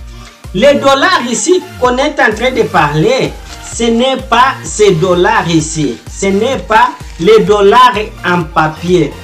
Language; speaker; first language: French; non-native, fluent; Portuguese